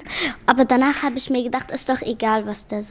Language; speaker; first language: German; early bilingual, other home language; Arabic